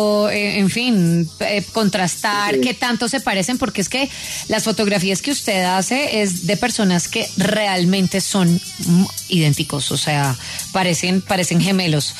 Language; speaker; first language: Spanish; native; Spanish